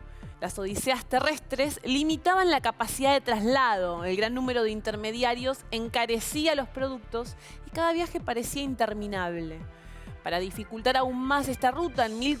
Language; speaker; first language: Spanish; native; Spanish